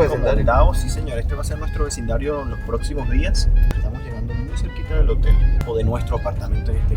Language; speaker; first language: Spanish; native; Spanish